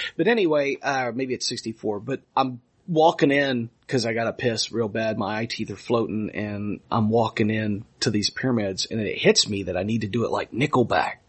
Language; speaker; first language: English; native; English